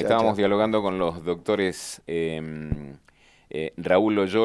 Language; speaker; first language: Spanish; native; Spanish